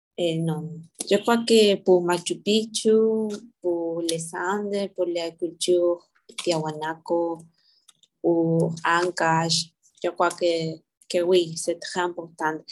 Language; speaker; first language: French; non-native, learner; Spanish